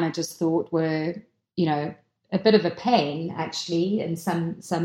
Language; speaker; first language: English; native; English